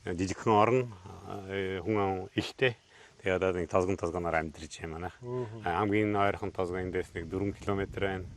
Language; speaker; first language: Mongolian; non-native, fluent; Hungarian